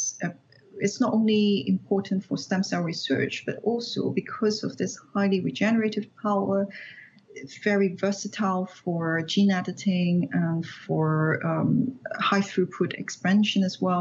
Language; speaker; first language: English; non-native, local second language; Cantonese